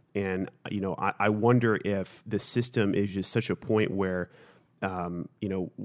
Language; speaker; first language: English; native; English